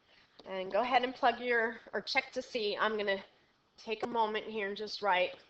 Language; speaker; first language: English; native; English